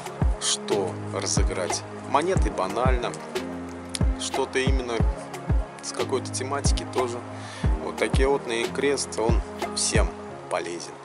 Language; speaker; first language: Russian; native; Russian